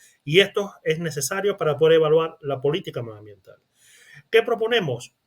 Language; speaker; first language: Spanish; native; Spanish